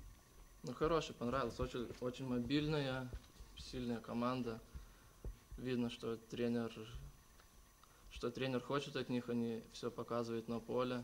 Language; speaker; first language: Russian; non-native, local second language; Lithuanian